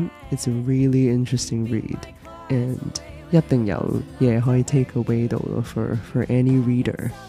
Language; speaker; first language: English; non-native, local second language; Cantonese